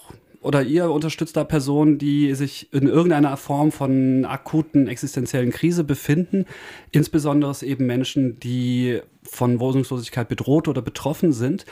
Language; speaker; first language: German; native; German